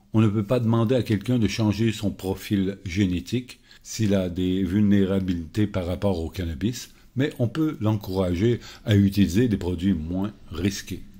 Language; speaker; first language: French; native; French